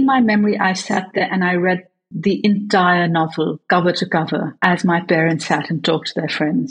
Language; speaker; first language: English; native; English